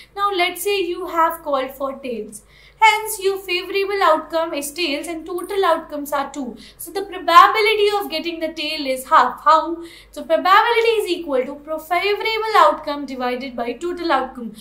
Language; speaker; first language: English; non-native, local second language; Hindi